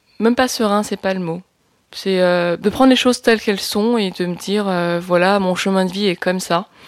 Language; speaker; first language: French; early bilingual, other home language; Lao